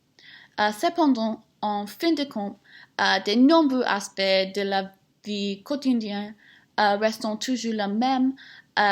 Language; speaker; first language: French; non-native, learner; English